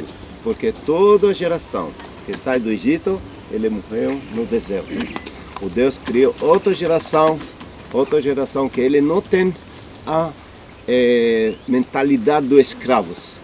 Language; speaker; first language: Portuguese; non-native, learner; Hebrew